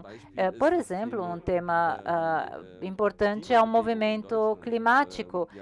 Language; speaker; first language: Portuguese; non-native, learner; German